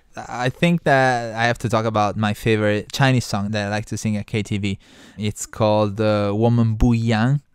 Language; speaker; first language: English; non-native, fluent; Italian